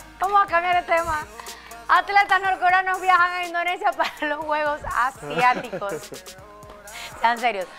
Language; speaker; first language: Spanish; native; Spanish